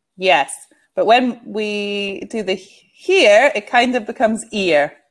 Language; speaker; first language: English; native; English